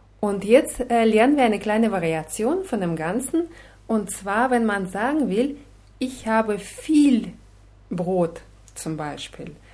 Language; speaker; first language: German; non-native, fluent; Russian